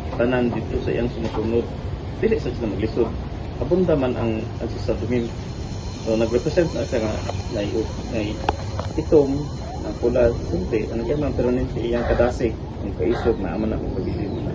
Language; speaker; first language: Cebuano; non-native, local second language; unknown